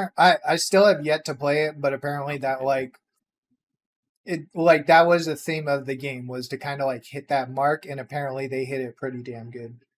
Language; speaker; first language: English; native; English